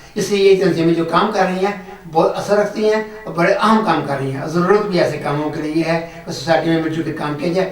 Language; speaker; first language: Urdu; non-native, local second language; Punjabi